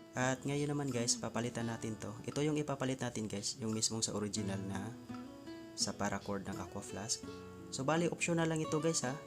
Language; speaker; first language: Filipino; non-native, local second language; Cebuano